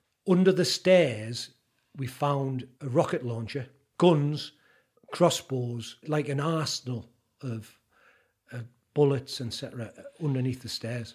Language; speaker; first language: English; native; English